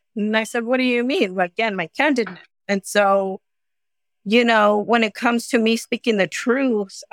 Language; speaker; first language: English; early bilingual, other home language; Spanish